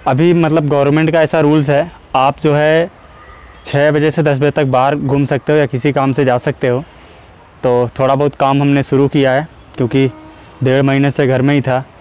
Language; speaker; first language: Hindi; native; Hindi